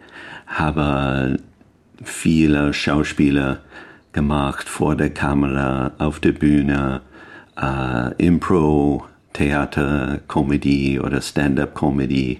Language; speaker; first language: German; non-native, learner; English